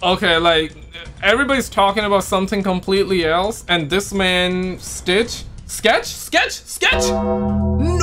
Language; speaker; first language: English; native; English